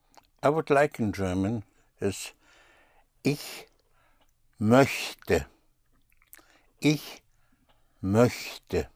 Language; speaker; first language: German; non-native, fluent; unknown